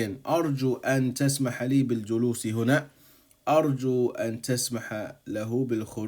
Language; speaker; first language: Arabic; non-native, fluent; English